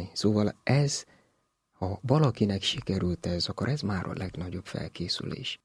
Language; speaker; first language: Hungarian; non-native, learner; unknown